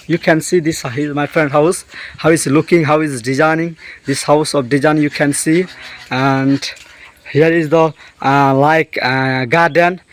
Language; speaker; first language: English; non-native, learner; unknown